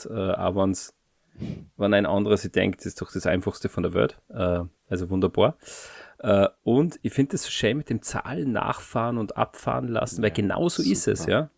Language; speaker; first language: German; native; German